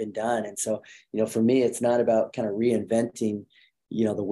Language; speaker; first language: English; native; English